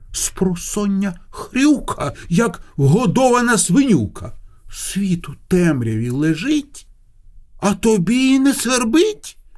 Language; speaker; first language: Ukrainian; non-native, local second language; Russian